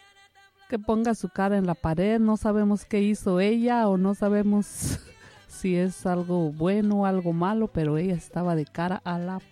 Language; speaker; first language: Spanish; native; Spanish